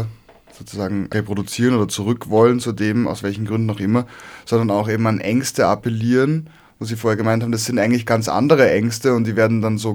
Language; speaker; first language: German; native; German